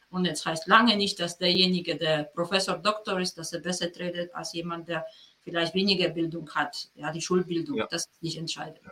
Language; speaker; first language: German; non-native, fluent; Polish